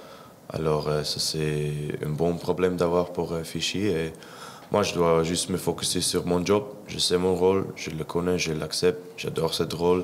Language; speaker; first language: French; non-native, fluent; English